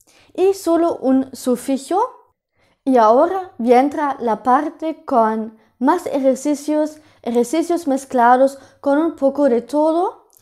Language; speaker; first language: Spanish; non-native, fluent; German